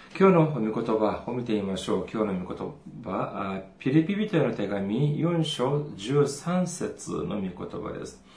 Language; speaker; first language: Japanese; non-native, fluent; Korean